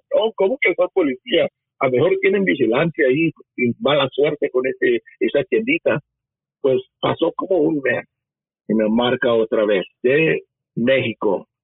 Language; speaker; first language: Spanish; early bilingual, heritage; Spanish